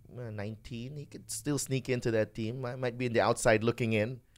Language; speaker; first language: English; non-native, local second language; Hiligaynon